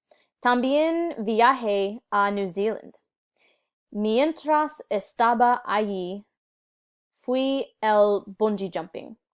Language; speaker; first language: Spanish; non-native, learner; English